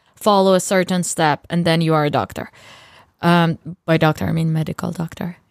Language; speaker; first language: English; non-native, fluent; Persian